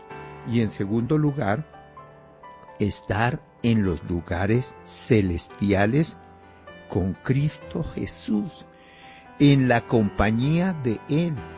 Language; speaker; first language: Spanish; native; Spanish